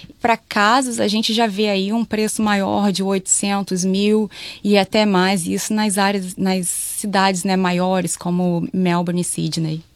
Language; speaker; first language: Portuguese; native; Portuguese